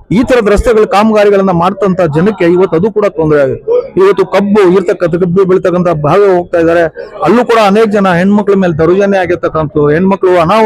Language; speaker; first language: Kannada; non-native, local second language; Lambadi